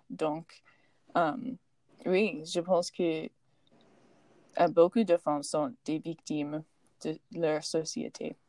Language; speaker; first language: French; non-native, learner; English